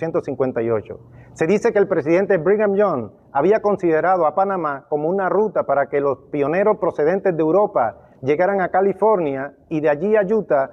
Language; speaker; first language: Spanish; native; Spanish